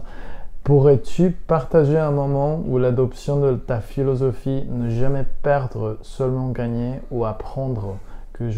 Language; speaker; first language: French; non-native, learner; Spanish